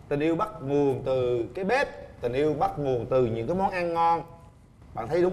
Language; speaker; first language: Vietnamese; native; Vietnamese